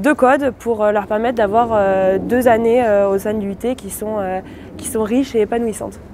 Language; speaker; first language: French; native; French